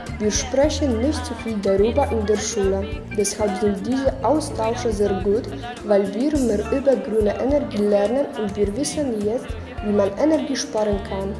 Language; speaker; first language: German; non-native, learner; Polish